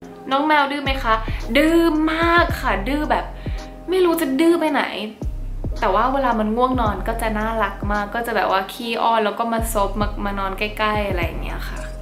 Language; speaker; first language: Thai; early bilingual, heritage; Thai